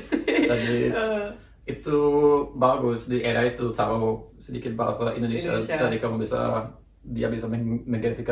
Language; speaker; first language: Indonesian; non-native, fluent; Norwegian